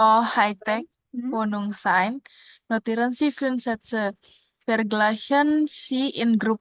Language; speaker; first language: German; non-native, learner; Indonesian